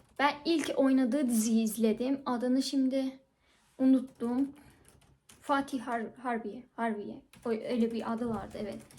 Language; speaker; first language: Turkish; non-native, fluent; Persian